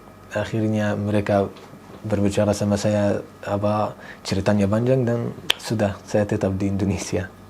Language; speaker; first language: Indonesian; non-native, learner; Arabic